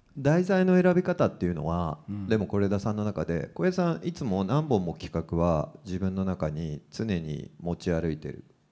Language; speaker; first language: Japanese; native; Japanese